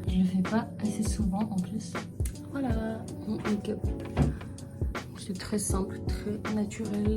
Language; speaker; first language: French; native; French